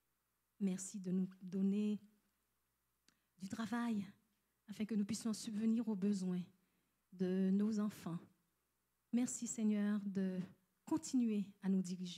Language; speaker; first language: French; native; French